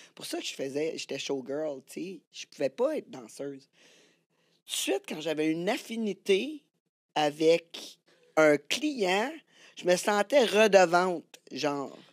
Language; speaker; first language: French; native; French